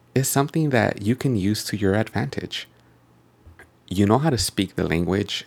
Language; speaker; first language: English; native; English